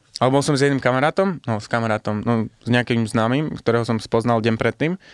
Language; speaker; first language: Slovak; early bilingual, heritage; Slovak